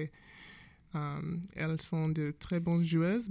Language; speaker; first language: French; non-native, learner; English